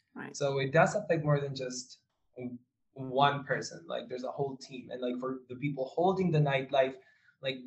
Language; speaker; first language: English; non-native, fluent; Spanish